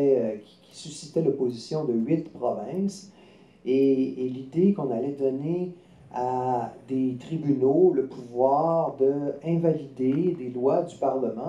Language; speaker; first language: French; native; French